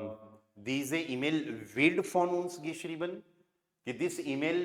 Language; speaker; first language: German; non-native, fluent; Hindi